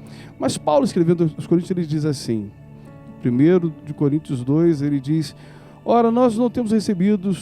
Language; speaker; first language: Portuguese; native; Portuguese